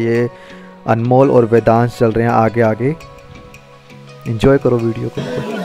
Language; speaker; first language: Hindi; native; Hindi